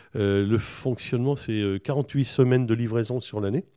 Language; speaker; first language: French; native; French